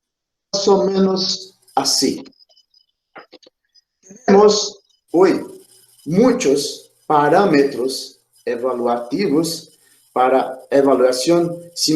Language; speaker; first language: Spanish; non-native, fluent; Portuguese